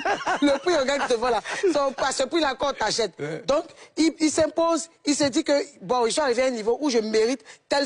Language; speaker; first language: French; native; French